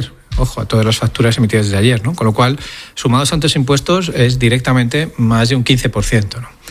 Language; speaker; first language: Spanish; native; Spanish